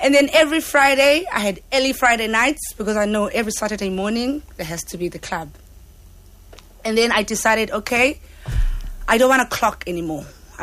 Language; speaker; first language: English; non-native, local second language; Xhosa